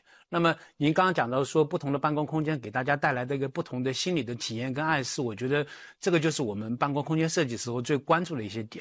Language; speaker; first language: Chinese; native; Chinese